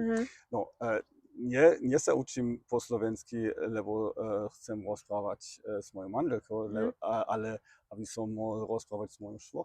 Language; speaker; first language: Slovak; non-native, learner; German